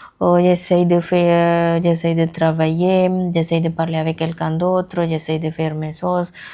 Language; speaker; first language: French; non-native, learner; Tamil